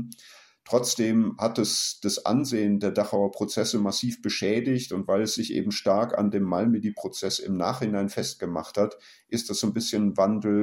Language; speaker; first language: German; native; German